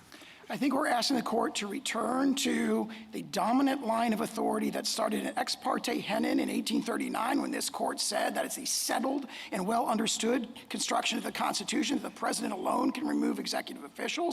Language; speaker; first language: English; native; English